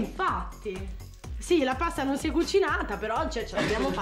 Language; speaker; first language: Italian; native; Italian